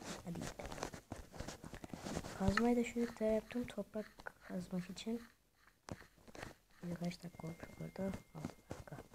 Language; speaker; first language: Turkish; native; Turkish